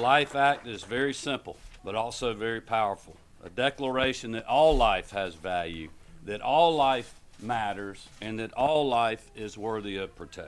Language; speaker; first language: English; native; English